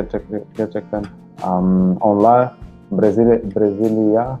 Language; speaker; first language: Turkish; non-native, learner; Portuguese